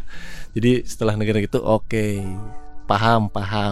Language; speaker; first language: Indonesian; native; Indonesian